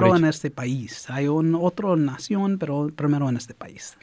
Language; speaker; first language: Spanish; early bilingual, heritage; English